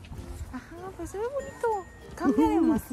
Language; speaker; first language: Spanish; native; Spanish